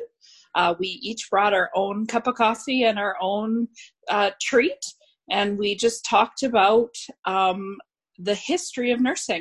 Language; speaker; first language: English; native; English